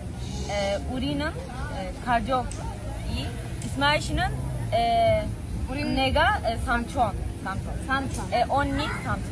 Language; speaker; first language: Korean; non-native, learner; Kurdish